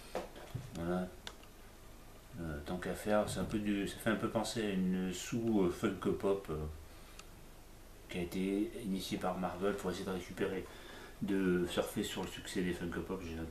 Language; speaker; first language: French; native; French